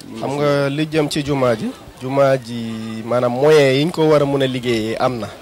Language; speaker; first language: Wolof; non-native, local second language; Fula